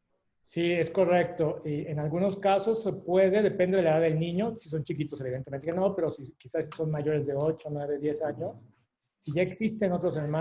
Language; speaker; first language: Spanish; native; Spanish